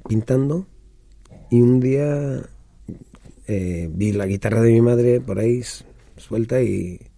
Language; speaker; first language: Spanish; early bilingual, other home language; Hebrew